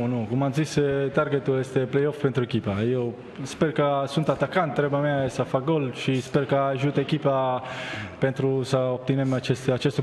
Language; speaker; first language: Romanian; non-native, learner; Italian